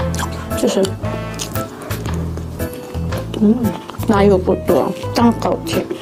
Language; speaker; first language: Chinese; non-native, learner; Korean